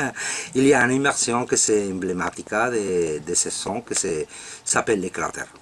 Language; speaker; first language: French; non-native, learner; Spanish